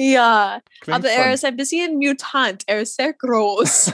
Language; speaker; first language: German; non-native, fluent; English